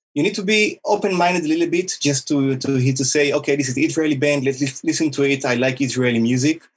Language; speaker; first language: English; non-native, fluent; Hebrew